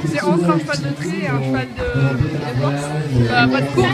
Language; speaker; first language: French; native; French